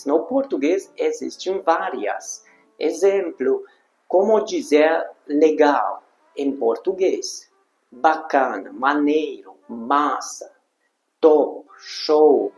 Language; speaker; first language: Portuguese; non-native, fluent; Hungarian